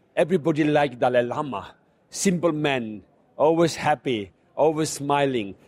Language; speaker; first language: English; non-native, fluent; Chinese